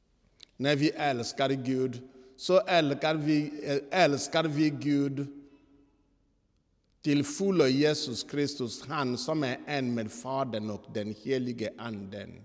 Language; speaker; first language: Swedish; non-native, fluent; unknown